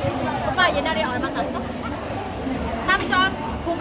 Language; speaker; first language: Korean; non-native, learner; Vietnamese